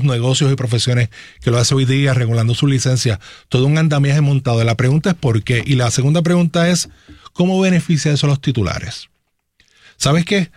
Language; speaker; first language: Spanish; native; Spanish